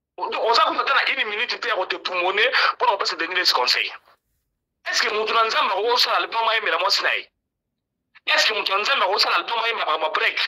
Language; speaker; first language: Lingala; non-native, local second language; Kongo